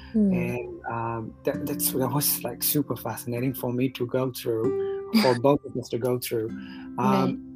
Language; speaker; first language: English; non-native, local second language; Tamil